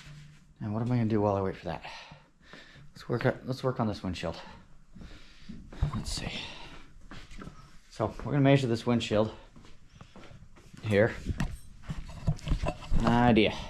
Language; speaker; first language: English; native; English